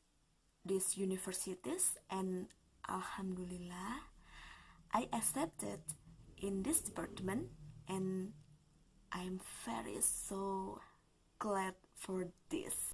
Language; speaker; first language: English; non-native, learner; Indonesian